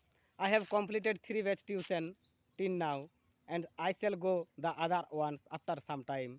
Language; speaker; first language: English; non-native, learner; Bangla